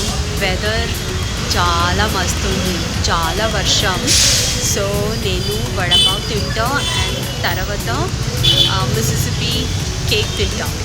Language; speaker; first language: Telugu; non-native, local second language; Kannada